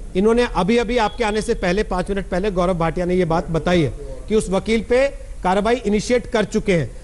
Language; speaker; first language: Hindi; native; Hindi